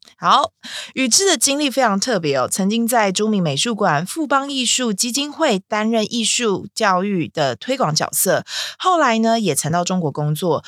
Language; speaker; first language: Chinese; native; Chinese